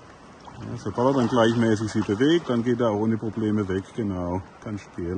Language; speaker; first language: German; native; German